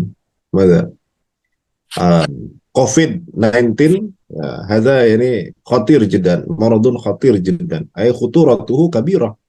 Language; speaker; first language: Arabic; non-native, fluent; Indonesian